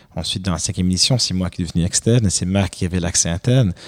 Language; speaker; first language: French; non-native, fluent; Romanian